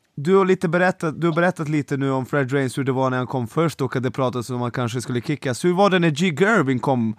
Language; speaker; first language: Swedish; non-native, fluent; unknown